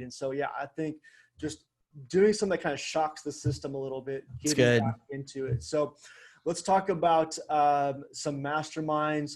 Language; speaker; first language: English; native; English